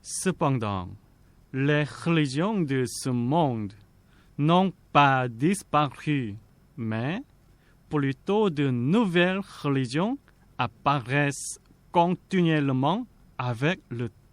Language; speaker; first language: French; non-native, fluent; Korean